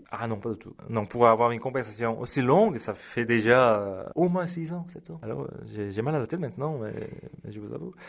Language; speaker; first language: French; early bilingual, other home language; Korean